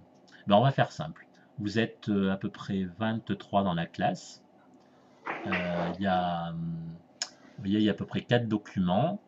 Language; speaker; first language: French; native; French